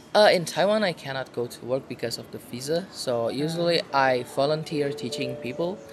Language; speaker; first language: English; non-native, fluent; Indonesian